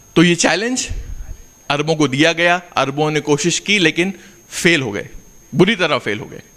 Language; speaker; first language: Urdu; native; Urdu